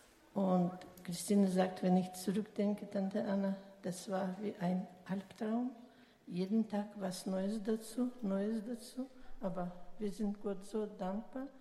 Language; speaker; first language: German; non-native, learner; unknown